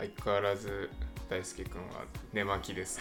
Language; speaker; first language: Japanese; native; Japanese